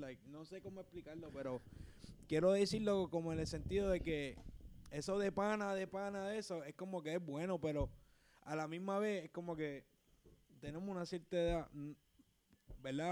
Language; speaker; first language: Spanish; early bilingual, heritage; Spanish